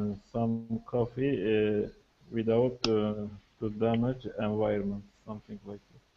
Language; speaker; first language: English; non-native, learner; Turkish